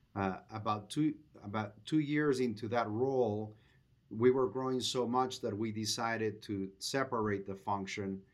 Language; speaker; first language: English; non-native, fluent; Spanish